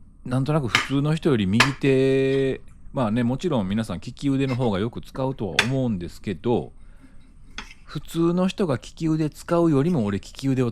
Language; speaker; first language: Japanese; native; Japanese